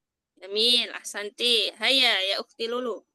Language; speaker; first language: Arabic; non-native, fluent; Indonesian